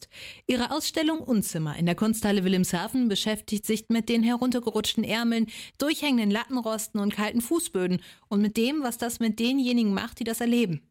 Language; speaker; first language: German; native; German